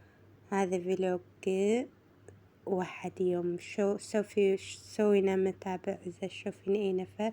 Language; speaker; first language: Arabic; non-native, learner; Amharic